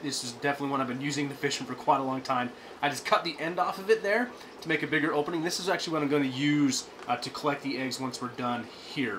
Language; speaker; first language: English; native; English